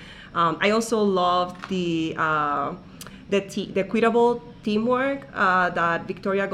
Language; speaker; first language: English; non-native, fluent; Spanish